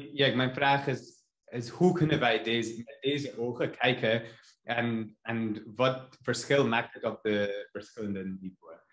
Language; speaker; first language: Dutch; non-native, learner; English